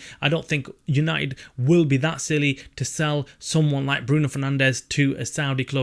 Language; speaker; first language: English; native; English